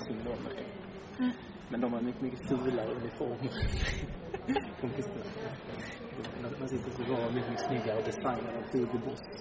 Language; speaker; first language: Swedish; native; Swedish